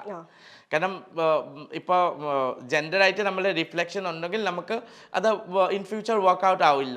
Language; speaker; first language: Malayalam; non-native, learner; Assamese